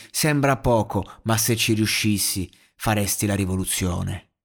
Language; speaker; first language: Italian; native; Italian